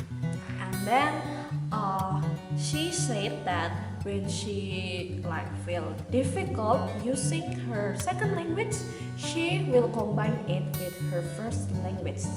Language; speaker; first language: English; non-native, learner; Indonesian